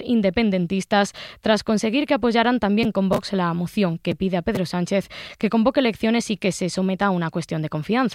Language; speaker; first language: Spanish; native; Spanish